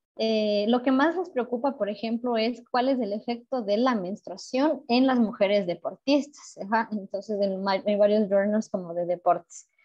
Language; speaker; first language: Spanish; native; Spanish